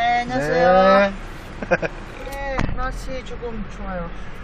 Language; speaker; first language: Korean; non-native, learner; Vietnamese